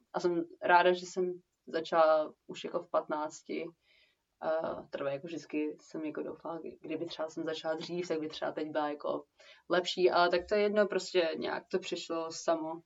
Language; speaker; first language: Czech; early bilingual, heritage; Czech